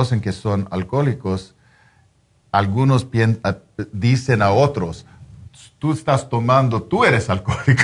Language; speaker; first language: Spanish; non-native, fluent; English